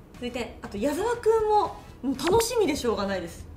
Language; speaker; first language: Japanese; native; Japanese